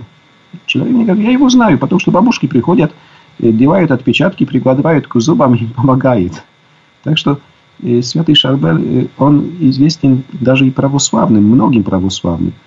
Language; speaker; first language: Russian; non-native, fluent; Polish